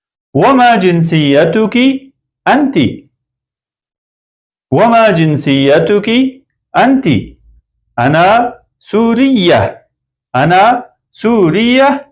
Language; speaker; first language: Arabic; non-native, fluent; Persian